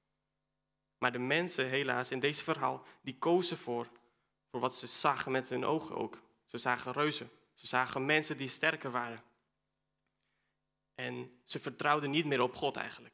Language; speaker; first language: Dutch; non-native, fluent; Spanish